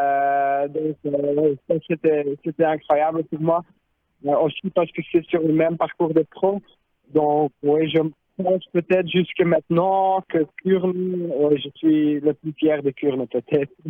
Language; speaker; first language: French; non-native, local second language; Dutch